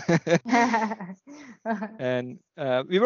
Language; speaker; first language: English; non-native, fluent; Turkish